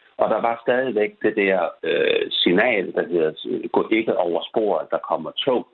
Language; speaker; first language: Danish; native; Danish